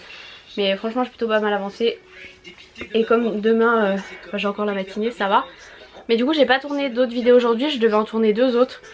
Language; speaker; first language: French; native; French